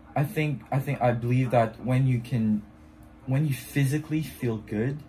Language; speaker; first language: English; non-native, fluent; French